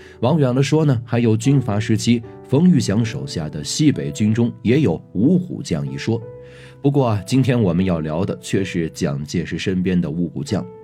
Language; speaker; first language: Chinese; native; Chinese